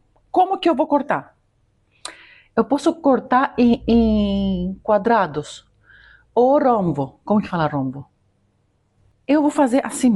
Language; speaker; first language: Portuguese; non-native, fluent; Greek